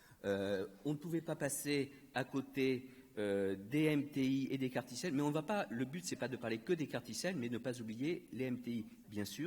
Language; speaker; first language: French; native; French